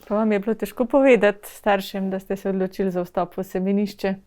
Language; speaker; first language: Slovenian; native; Slovenian